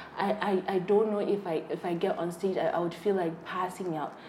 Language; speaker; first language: English; non-native, local second language; Hausa